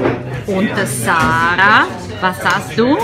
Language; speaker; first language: German; non-native, learner; Italian